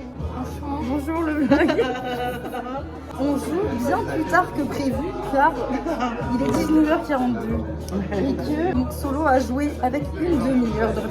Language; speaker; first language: French; native; French